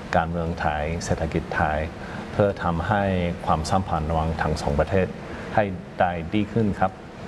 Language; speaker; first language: Thai; non-native, fluent; English